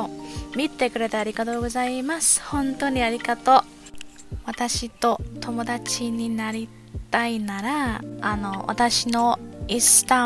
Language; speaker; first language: Japanese; non-native, learner; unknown